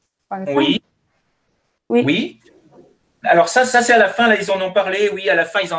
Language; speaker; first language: French; native; French